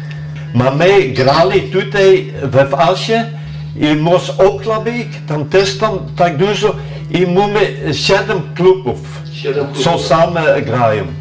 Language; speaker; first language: Polish; early bilingual, heritage; Polish